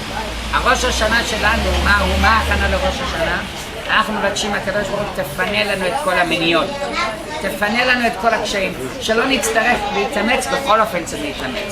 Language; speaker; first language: Hebrew; non-native, fluent; English